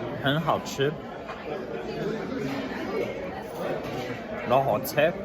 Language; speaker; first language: Chinese; non-native, learner; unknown